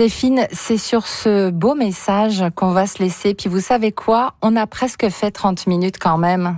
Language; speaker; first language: French; native; French